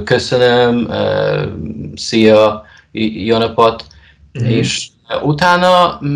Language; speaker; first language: Hungarian; non-native, learner; Polish